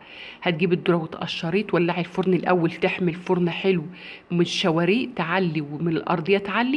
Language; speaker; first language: Arabic; native; Arabic